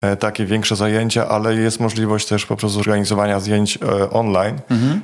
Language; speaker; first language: Polish; native; Polish